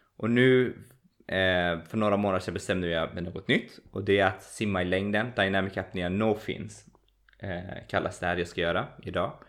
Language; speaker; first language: Swedish; early bilingual, other home language; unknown